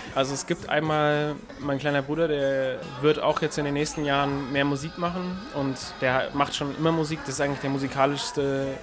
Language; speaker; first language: German; native; German